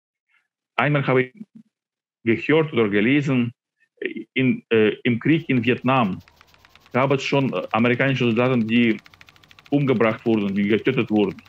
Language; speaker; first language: German; non-native, fluent; Ukrainian